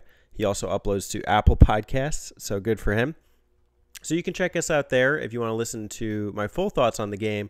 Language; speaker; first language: English; native; English